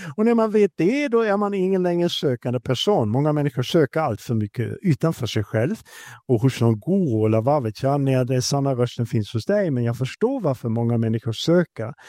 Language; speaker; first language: Swedish; non-native, fluent; German